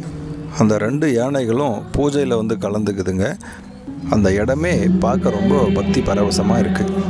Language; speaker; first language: Tamil; native; Tamil